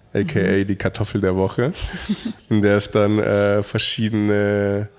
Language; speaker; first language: German; non-native, fluent; Spanish